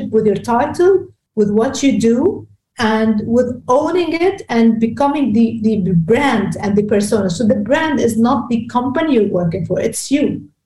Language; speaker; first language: English; non-native, fluent; Arabic